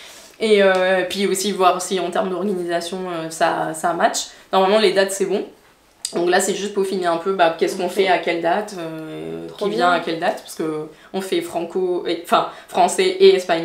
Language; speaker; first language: French; native; French